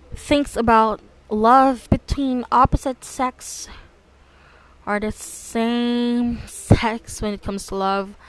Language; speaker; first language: English; non-native, local second language; Filipino